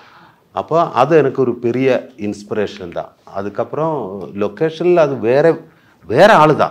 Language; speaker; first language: Tamil; non-native, learner; Malayalam